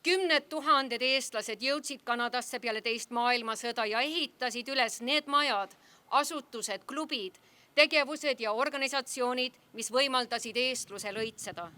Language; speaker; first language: Estonian; early bilingual, heritage; Estonian